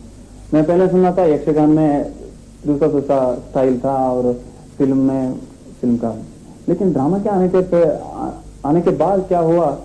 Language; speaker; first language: Hindi; non-native, local second language; Kannada